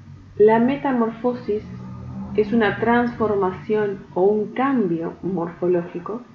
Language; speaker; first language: Spanish; native; Spanish